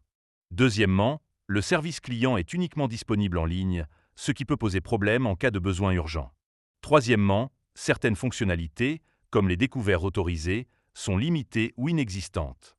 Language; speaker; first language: French; native; French